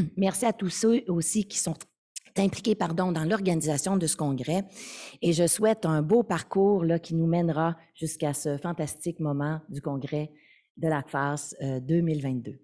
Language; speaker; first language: French; native; French